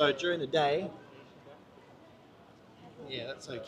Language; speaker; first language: English; native; English